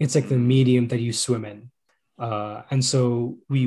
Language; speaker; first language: English; non-native, local second language; Sinhala